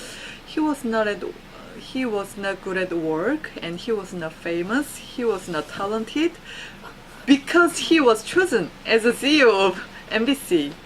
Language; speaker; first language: English; non-native, learner; Korean